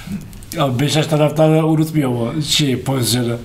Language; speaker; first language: Turkish; native; Turkish